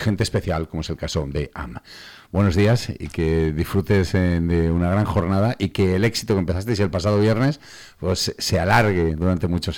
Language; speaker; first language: Spanish; native; Spanish